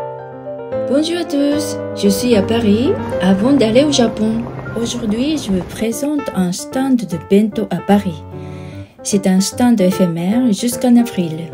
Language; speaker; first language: French; non-native, fluent; Japanese